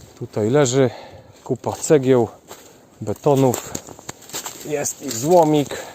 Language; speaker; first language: Polish; native; Polish